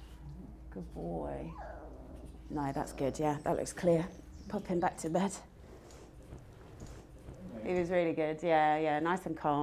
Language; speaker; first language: English; native; English